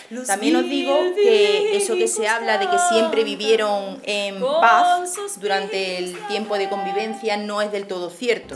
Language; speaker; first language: Spanish; native; Spanish